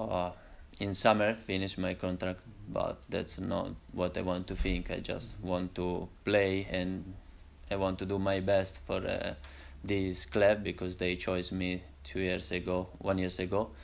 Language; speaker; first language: English; non-native, learner; Italian